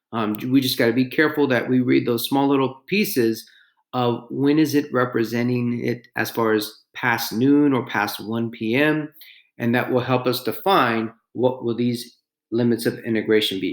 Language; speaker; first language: English; native; English